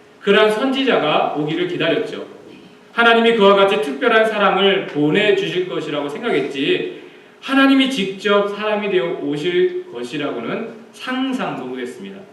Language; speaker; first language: Korean; native; Korean